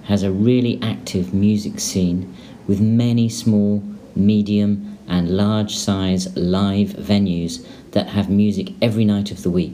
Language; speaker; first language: English; native; English